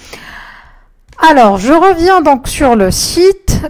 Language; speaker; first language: French; non-native, local second language; Arabic